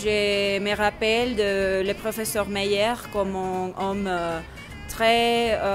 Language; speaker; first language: French; non-native, fluent; Spanish